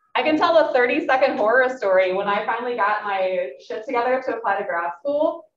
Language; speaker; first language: English; native; English